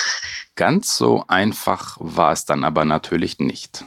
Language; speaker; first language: German; native; German